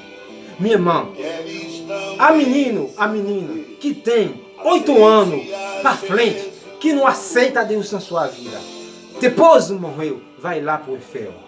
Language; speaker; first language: Portuguese; non-native, learner; Haitian Creole